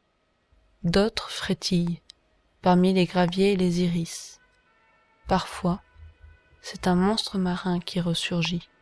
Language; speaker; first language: French; native; French